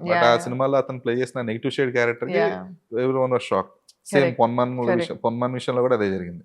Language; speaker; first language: Telugu; native; Telugu